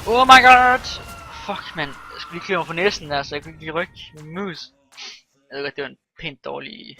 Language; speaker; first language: Danish; native; Danish